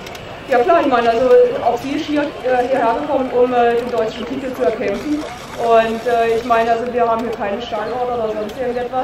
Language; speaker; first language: German; native; German